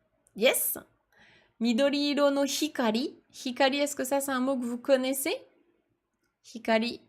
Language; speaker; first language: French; native; French